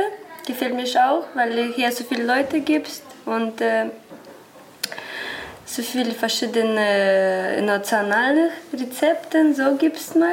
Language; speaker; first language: German; non-native, learner; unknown